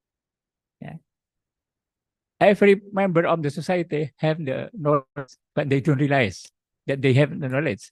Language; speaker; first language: English; non-native, learner; Indonesian